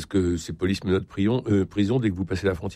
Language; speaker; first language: French; native; French